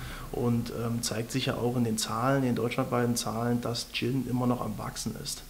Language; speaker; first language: German; native; German